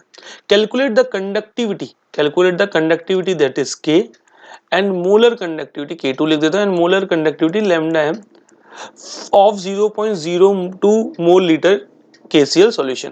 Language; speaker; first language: Hindi; native; Hindi